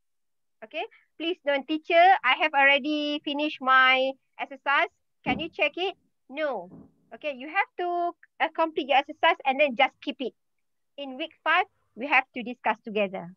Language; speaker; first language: English; non-native, learner; Malay